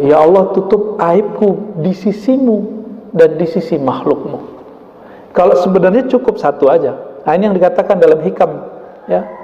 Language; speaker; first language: Indonesian; native; Indonesian